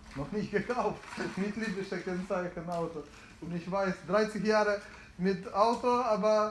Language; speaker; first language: German; non-native, learner; Ukrainian